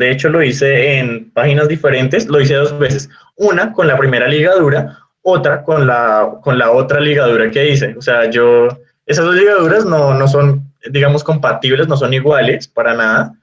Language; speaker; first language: Spanish; native; Spanish